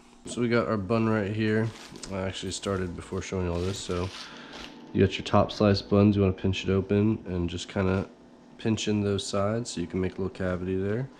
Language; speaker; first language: English; native; English